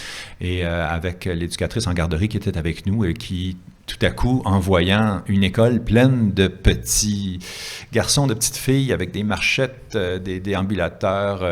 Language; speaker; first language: French; native; French